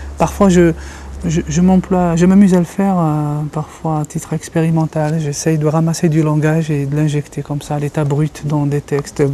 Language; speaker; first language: French; non-native, local second language; Kabyle